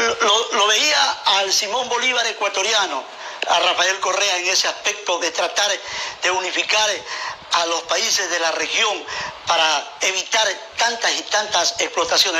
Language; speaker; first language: Spanish; native; Spanish